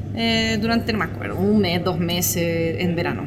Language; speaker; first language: Spanish; non-native, fluent; French